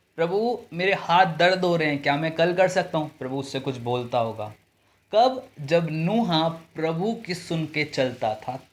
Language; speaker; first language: Hindi; native; Hindi